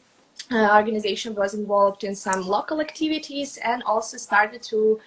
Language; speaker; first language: English; non-native, fluent; Russian